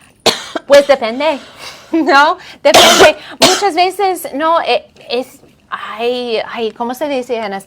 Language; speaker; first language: Spanish; non-native, fluent; English